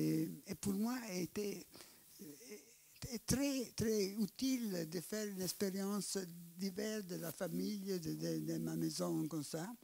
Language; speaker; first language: French; non-native, learner; Italian